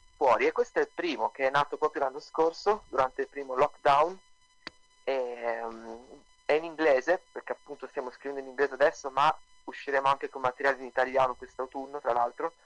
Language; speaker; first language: Italian; native; Italian